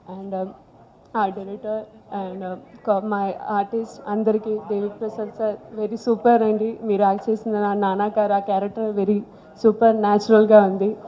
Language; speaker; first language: Telugu; non-native, learner; Malayalam